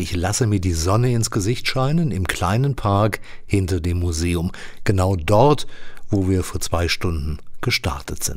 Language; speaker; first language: German; native; German